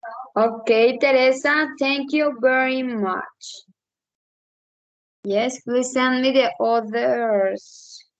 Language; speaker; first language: English; non-native, learner; Spanish